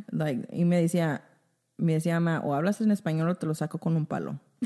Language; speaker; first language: Spanish; early bilingual, heritage; Spanish